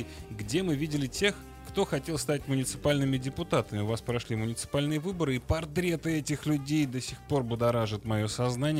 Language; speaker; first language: Russian; native; Russian